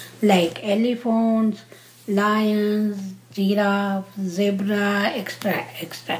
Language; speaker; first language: English; non-native, local second language; Gujarati